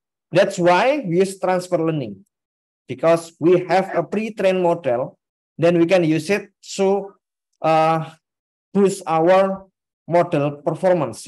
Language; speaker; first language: English; non-native, fluent; Indonesian